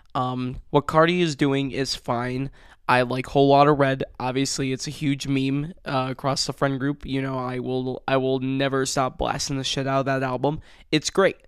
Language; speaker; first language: English; early bilingual, other home language; Spanish